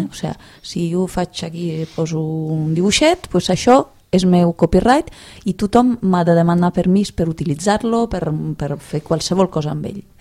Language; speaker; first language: Catalan; non-native, fluent; Italian